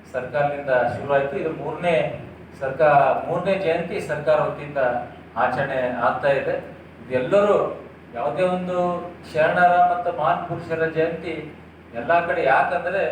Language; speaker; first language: Kannada; native; Kannada